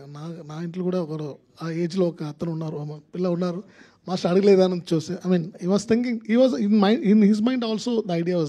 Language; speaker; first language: Telugu; non-native, learner; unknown